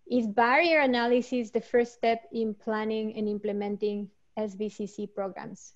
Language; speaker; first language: English; non-native, fluent; Spanish